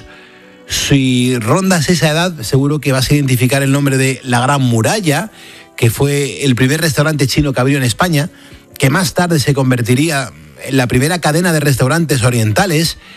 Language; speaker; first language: Spanish; native; Spanish